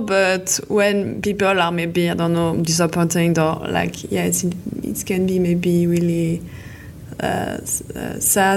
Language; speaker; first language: English; non-native, fluent; French